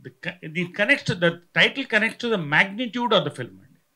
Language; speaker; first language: Telugu; native; Telugu